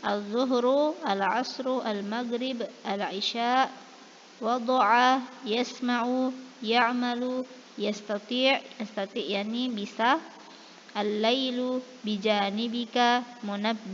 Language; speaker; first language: Arabic; non-native, fluent; Indonesian